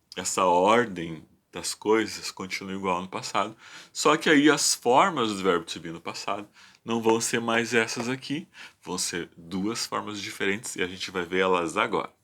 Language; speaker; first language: Portuguese; native; Portuguese